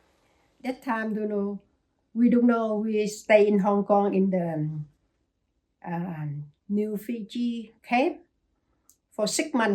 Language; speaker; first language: English; non-native, learner; Chinese